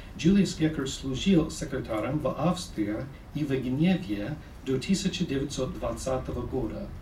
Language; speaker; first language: Russian; non-native, fluent; English